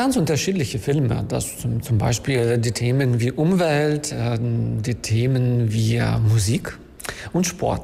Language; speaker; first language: German; non-native, fluent; Ukrainian